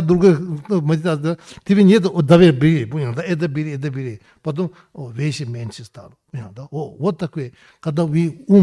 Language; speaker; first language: Russian; non-native, learner; Tibetan